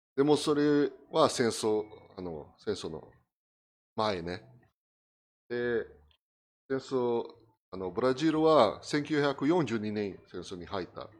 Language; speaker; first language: Japanese; non-native, fluent; Portuguese